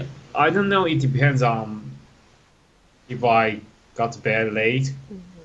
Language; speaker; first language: English; non-native, learner; Chinese